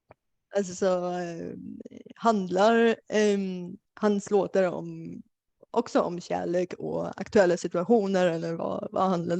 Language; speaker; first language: Swedish; non-native, fluent; Bulgarian